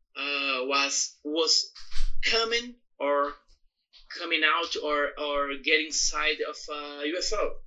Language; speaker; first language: English; non-native, learner; Portuguese